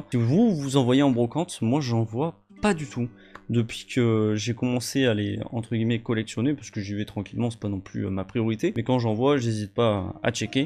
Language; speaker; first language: French; native; French